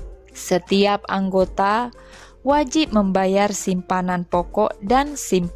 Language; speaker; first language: Indonesian; native; Indonesian